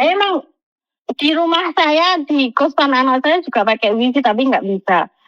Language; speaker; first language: Indonesian; non-native, local second language; Javanese